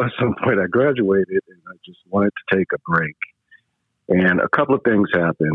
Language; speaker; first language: English; native; English